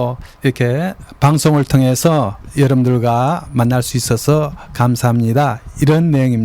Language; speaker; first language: Korean; native; Korean